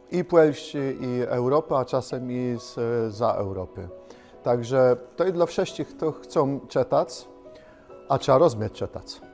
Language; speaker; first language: Polish; non-native, local second language; Kashubian